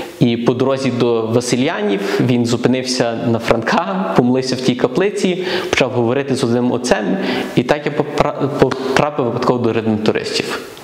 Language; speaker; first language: Ukrainian; early bilingual, heritage; Ukrainian